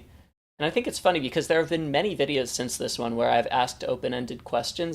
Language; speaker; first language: English; native; English